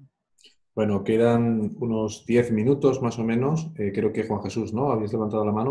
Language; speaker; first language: Spanish; native; Spanish